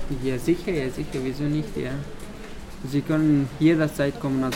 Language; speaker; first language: German; non-native, learner; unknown